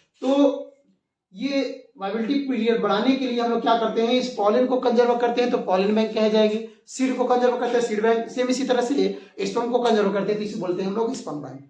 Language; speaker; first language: Hindi; native; Hindi